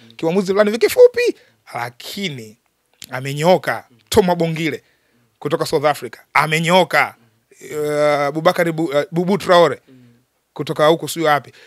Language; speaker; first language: Swahili; native; Swahili